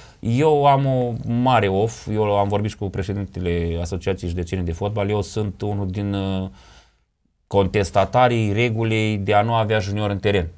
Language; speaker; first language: Romanian; native; Romanian